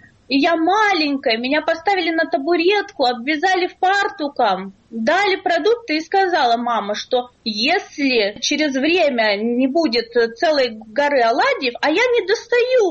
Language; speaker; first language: Russian; native; Russian